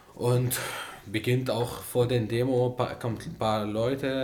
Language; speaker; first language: German; non-native, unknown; Arabic